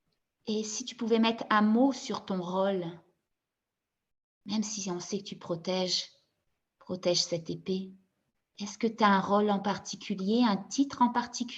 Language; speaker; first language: French; native; French